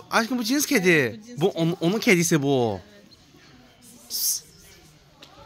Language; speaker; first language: Turkish; non-native, learner; Chinese